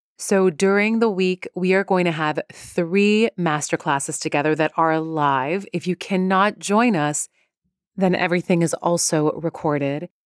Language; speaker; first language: English; early bilingual, other home language; Persian